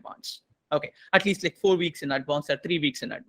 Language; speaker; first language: English; non-native, local second language; Tamil